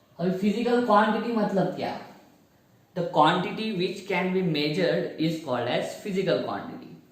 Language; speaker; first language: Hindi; native; Hindi